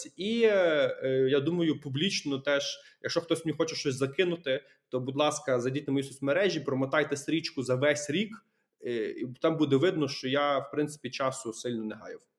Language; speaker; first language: Ukrainian; native; Ukrainian